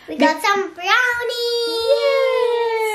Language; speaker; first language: English; early bilingual, other home language; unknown